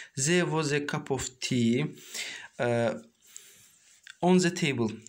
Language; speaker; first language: English; non-native, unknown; Azerbaijani